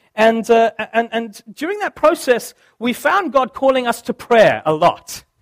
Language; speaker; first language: English; native; English